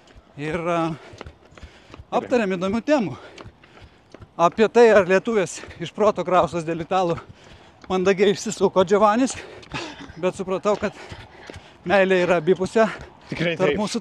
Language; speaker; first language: Lithuanian; native; Lithuanian